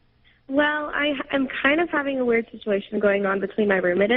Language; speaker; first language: English; native; English